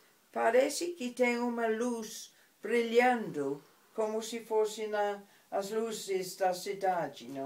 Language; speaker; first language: Portuguese; non-native, fluent; English